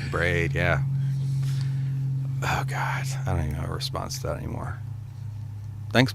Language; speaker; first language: English; native; English